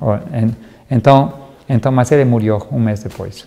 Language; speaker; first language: Portuguese; non-native, fluent; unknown